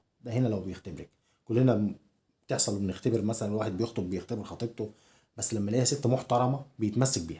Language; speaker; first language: Arabic; native; Arabic